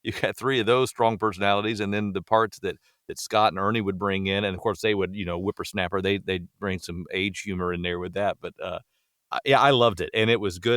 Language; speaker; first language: English; native; English